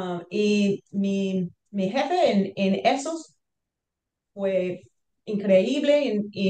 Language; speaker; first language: Spanish; non-native, learner; English